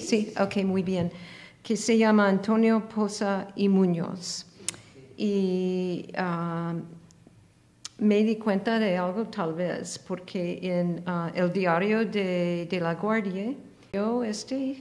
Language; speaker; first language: Spanish; non-native, fluent; English